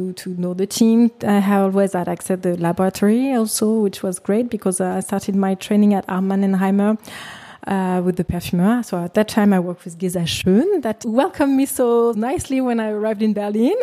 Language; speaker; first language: English; non-native, fluent; French